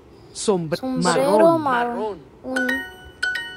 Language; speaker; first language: Spanish; non-native, learner; English